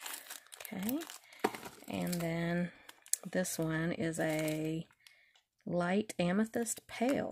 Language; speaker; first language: English; native; English